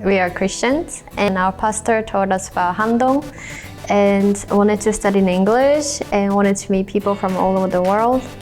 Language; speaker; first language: English; non-native, fluent; Japanese